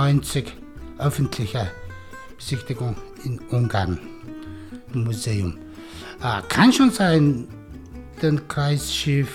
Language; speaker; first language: German; non-native, learner; Mongolian